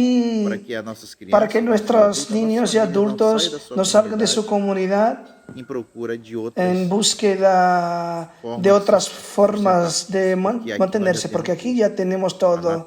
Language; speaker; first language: Spanish; non-native, fluent; Portuguese